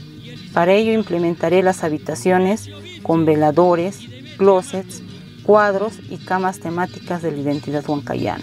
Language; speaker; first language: Spanish; native; Spanish